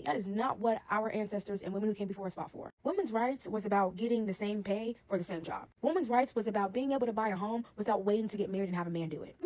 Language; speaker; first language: English; native; English